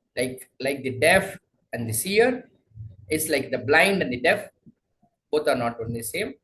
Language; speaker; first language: English; non-native, local second language; Tamil